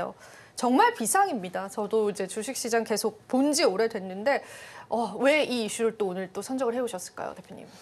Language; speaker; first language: Korean; native; Korean